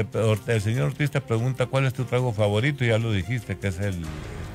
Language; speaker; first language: Spanish; native; Spanish